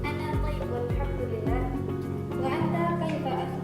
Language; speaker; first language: Arabic; non-native, learner; Indonesian